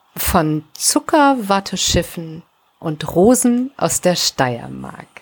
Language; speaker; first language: German; native; German